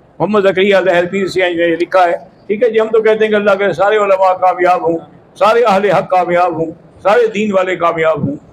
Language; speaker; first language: Urdu; native; Urdu